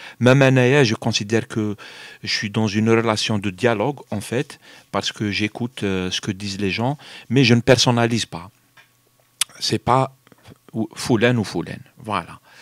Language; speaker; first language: French; non-native, local second language; Arabic